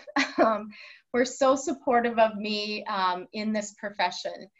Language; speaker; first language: English; native; English